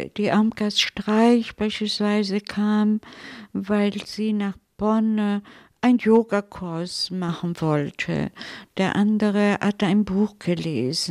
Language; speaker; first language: German; non-native, fluent; Italian